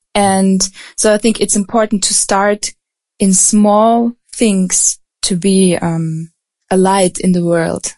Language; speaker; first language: English; non-native, fluent; Russian